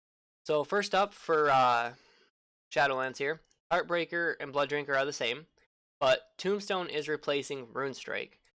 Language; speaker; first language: English; native; English